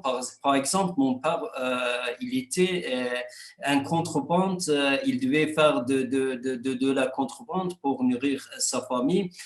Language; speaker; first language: French; non-native, fluent; Kurdish